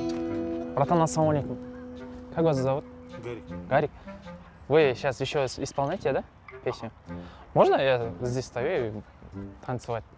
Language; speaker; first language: Russian; non-native, local second language; Kazakh